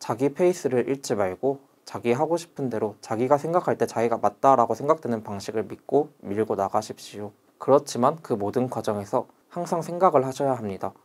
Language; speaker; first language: Korean; native; Korean